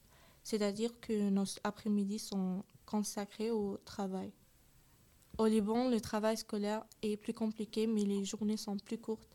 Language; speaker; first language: French; early bilingual, other home language; Arabic